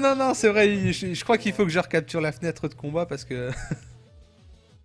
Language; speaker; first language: French; native; French